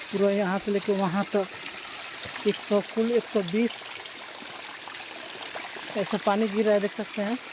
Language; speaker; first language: Hindi; native; Hindi